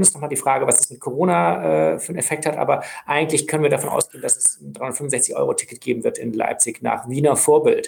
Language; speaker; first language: German; native; German